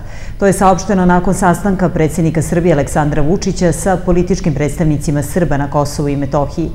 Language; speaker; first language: Serbian; native; Serbian